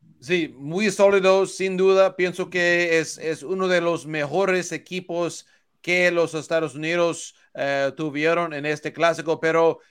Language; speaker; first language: Spanish; non-native, learner; English